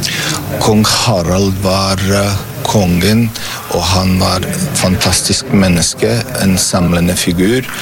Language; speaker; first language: Norwegian; non-native, fluent; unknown